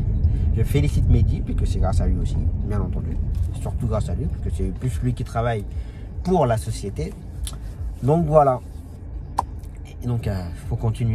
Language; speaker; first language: French; native; French